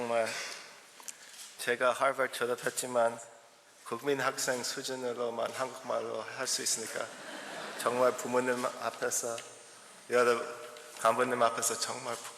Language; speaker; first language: Korean; early bilingual, heritage; Korean